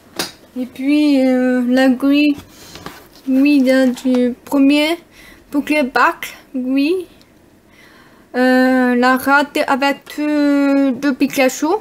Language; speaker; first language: French; non-native, learner; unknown